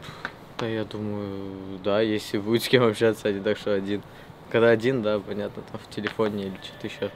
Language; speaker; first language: Russian; native; Russian